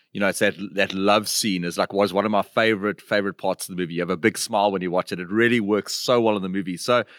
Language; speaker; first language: English; native; English